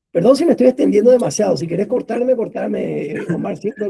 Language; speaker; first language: Spanish; native; Spanish